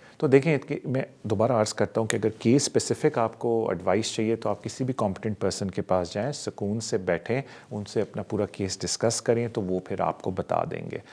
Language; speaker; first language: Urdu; native; Urdu